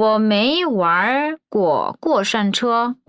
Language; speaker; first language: Chinese; non-native, fluent; Korean